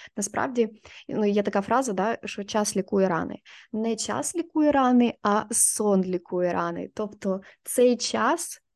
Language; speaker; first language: Ukrainian; non-native, local second language; Russian